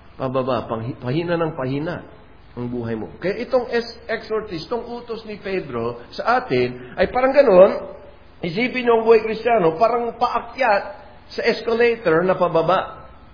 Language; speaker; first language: Filipino; non-native, learner; English